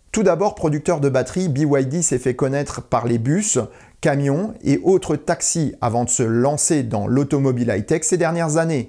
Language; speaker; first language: French; native; French